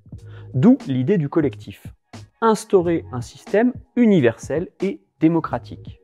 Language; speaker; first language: French; native; French